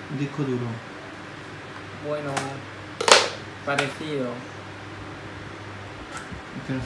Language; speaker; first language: Spanish; non-native, learner; Thai